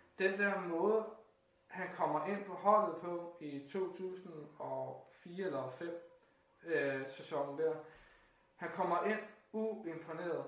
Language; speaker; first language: Danish; native; Danish